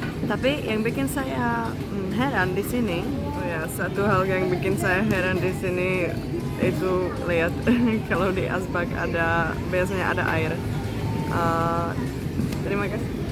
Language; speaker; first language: Indonesian; non-native, fluent; Czech